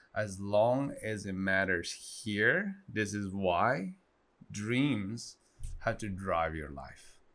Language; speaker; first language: English; non-native, fluent; Spanish